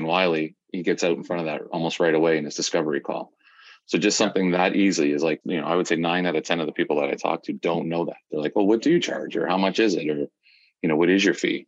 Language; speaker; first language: English; native; English